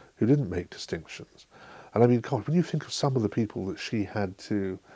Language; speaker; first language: English; native; English